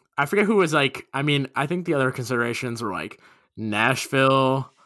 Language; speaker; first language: English; native; English